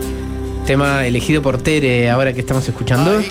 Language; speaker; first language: Spanish; native; Spanish